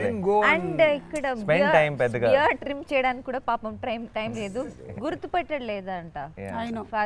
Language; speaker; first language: Telugu; non-native, learner; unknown